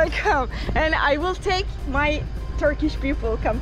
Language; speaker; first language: English; non-native, learner; Turkish